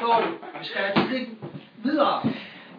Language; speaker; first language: Danish; non-native, fluent; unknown